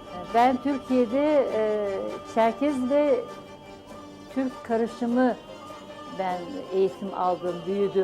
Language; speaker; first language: Turkish; non-native, local second language; Adyghe